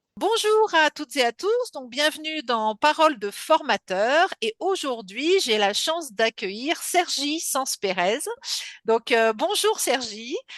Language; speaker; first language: French; native; French